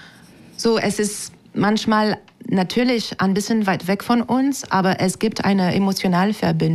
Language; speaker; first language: German; non-native, fluent; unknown